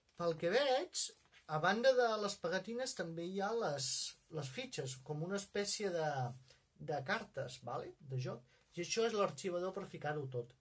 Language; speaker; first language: Catalan; non-native, local second language; Spanish